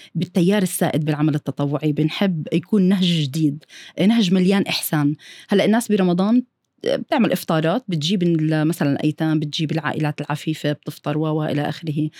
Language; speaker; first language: Arabic; early bilingual, heritage; Arabic